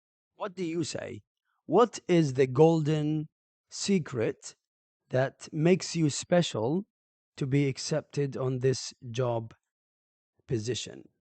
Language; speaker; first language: English; non-native, fluent; Arabic